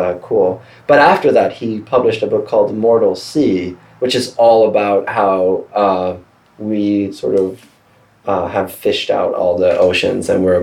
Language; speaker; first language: English; non-native, fluent; Swedish